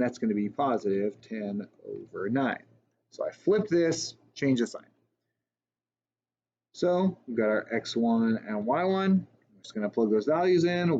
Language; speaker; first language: English; native; English